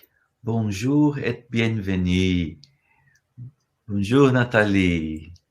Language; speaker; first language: French; non-native, learner; Portuguese